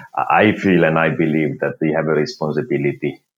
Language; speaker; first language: English; non-native, fluent; Finnish